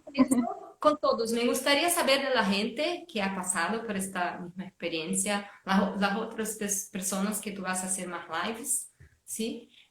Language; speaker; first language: Spanish; non-native, fluent; Portuguese